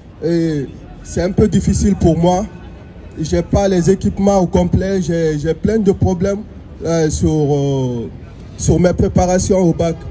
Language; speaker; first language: French; non-native, fluent; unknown